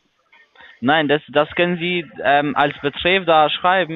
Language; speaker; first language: German; non-native, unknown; Turkish